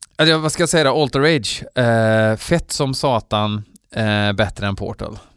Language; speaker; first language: Swedish; native; Swedish